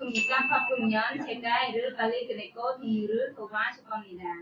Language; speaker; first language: Korean; non-native, learner; Khmer